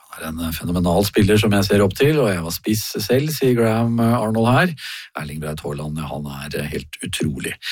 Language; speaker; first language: Norwegian; native; Norwegian